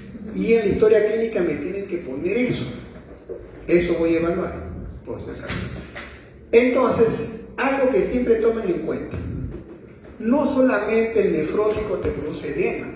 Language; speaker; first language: Spanish; native; Spanish